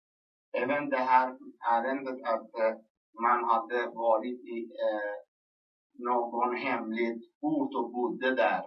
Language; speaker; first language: Swedish; non-native, local second language; Persian